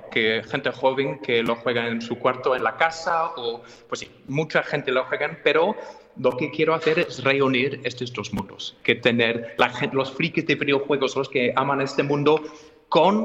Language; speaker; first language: Spanish; non-native, fluent; English